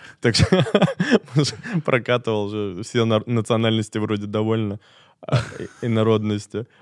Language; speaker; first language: Russian; native; Russian